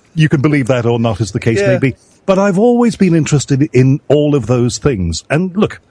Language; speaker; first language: English; native; English